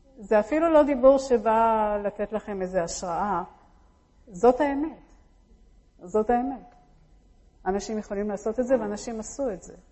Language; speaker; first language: Hebrew; early bilingual, other home language; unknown